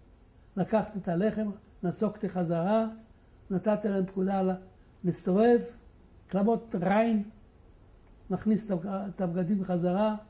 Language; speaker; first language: Hebrew; non-native, fluent; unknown